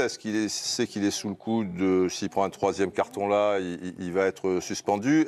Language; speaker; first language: French; native; French